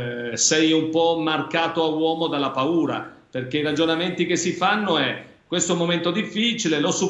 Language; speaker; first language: Italian; native; Italian